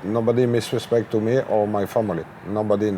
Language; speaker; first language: English; non-native, learner; French